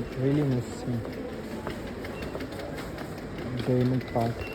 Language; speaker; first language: English; non-native, local second language; Hindi